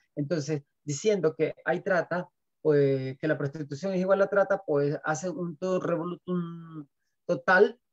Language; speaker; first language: Spanish; native; Spanish